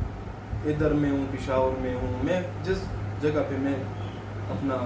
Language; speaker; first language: Hindi; non-native, local second language; Pashto